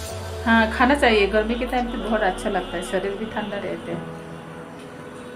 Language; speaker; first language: Hindi; non-native, local second language; Bangla